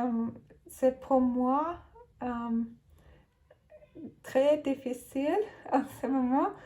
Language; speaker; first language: French; non-native, learner; Turkish